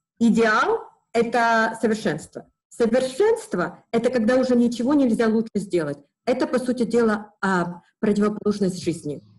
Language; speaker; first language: Russian; native; Russian